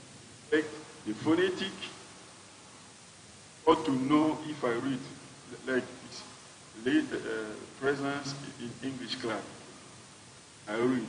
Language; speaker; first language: English; non-native, learner; French